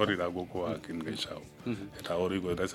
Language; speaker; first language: Basque; non-native, learner; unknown